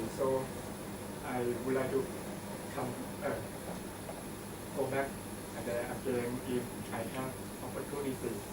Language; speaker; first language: English; non-native, learner; Thai